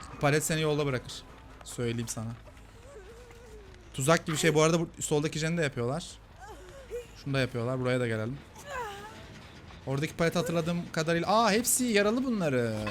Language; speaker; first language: Turkish; native; Turkish